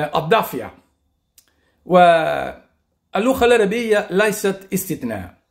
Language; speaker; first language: Arabic; non-native, fluent; Italian